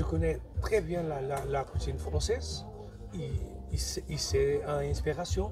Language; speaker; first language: French; non-native, learner; Portuguese